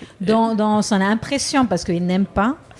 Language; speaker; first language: French; non-native, fluent; Japanese